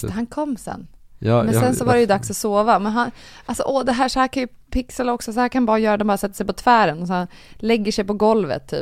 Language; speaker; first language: Swedish; native; Swedish